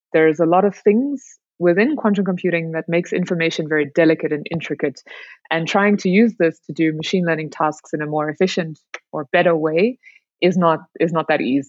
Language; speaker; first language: English; native; English